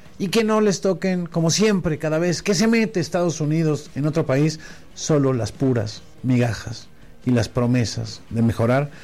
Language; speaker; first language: Spanish; native; Spanish